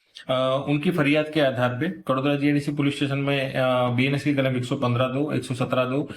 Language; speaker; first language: Hindi; non-native, local second language; Gujarati